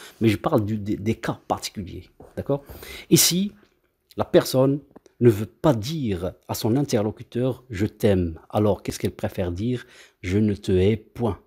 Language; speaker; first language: French; non-native, local second language; Arabic